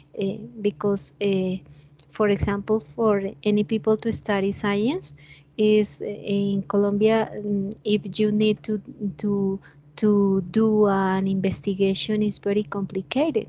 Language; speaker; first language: English; non-native, learner; Spanish